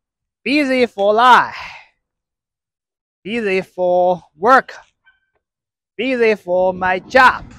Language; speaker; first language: English; non-native, learner; Chinese